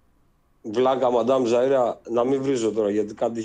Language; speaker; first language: Greek; native; Greek